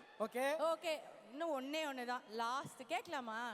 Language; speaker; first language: Tamil; native; Tamil